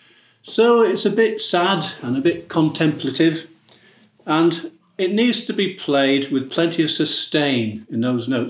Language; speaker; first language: English; native; English